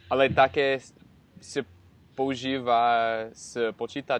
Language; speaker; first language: Czech; non-native, learner; English